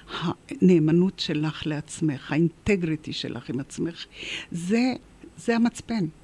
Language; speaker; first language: Hebrew; early bilingual, other home language; Polish